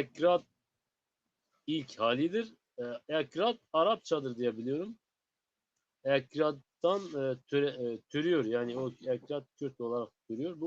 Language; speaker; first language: Turkish; non-native, local second language; Zaza